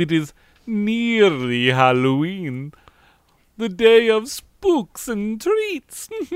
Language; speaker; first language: English; native; English